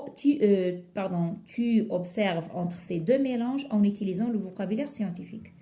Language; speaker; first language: French; non-native, local second language; Arabic